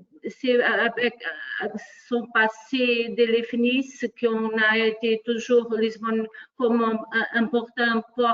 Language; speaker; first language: French; non-native, fluent; Portuguese